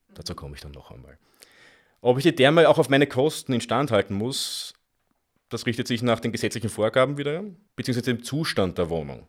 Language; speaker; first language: German; native; German